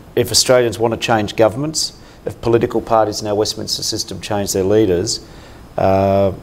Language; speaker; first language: English; native; English